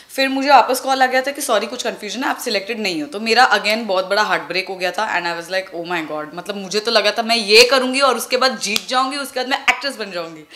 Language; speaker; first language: Hindi; non-native, local second language; Tulu